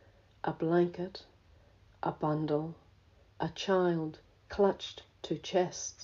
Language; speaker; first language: English; native; English